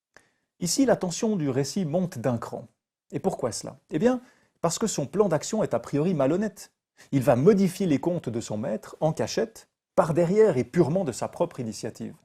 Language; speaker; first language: French; native; French